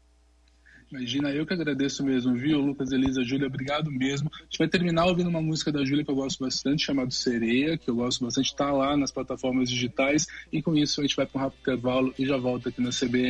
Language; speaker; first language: Portuguese; native; Portuguese